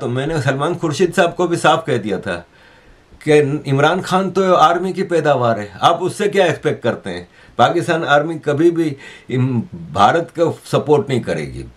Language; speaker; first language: Urdu; native; Urdu